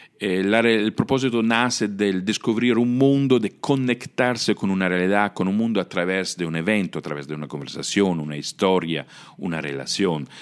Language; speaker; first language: Spanish; non-native, fluent; Italian